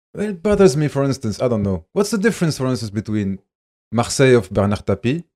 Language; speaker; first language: English; non-native, fluent; French